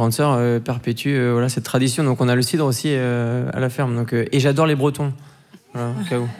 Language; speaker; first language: French; native; French